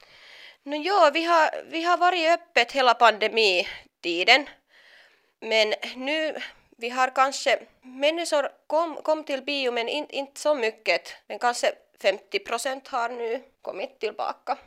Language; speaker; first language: Swedish; non-native, local second language; Finnish